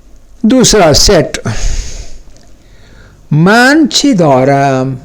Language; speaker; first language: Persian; non-native, fluent; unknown